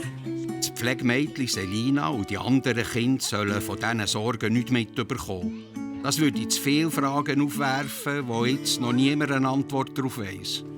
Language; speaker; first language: German; native; German